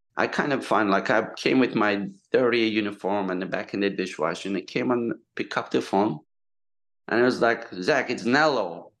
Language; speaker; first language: English; non-native, fluent; Turkish